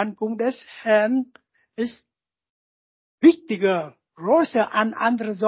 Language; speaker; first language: German; non-native, learner; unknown